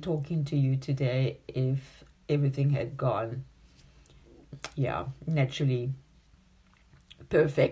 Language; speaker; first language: English; native; English